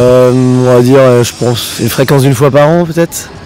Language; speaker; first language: French; native; French